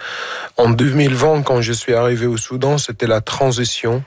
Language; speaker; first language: French; non-native, fluent; Arabic